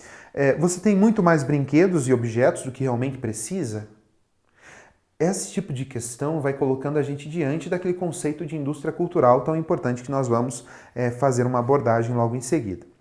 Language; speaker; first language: Portuguese; native; Portuguese